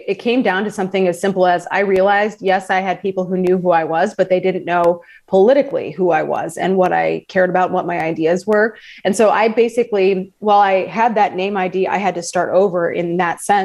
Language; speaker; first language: English; native; English